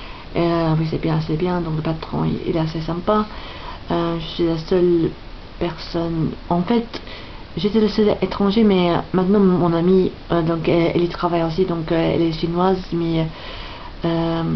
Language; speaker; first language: French; non-native, fluent; English